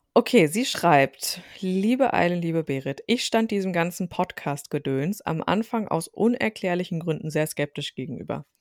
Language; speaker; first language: German; early bilingual, other home language; Turkish